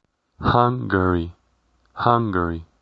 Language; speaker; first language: English; non-native, fluent; Spanish